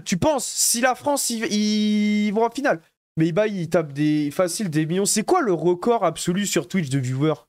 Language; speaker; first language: French; native; French